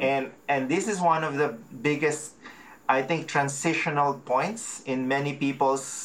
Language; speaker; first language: English; non-native, local second language; Filipino